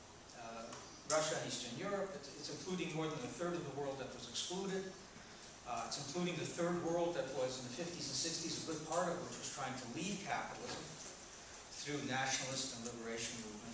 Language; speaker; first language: English; native; English